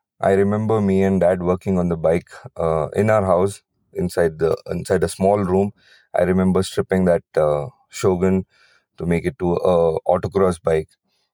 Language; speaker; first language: English; non-native, local second language; Kannada